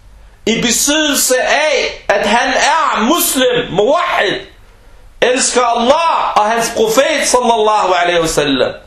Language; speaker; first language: Danish; early bilingual, other home language; Arabic